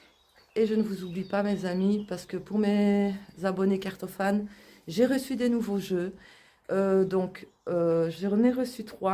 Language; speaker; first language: French; native; French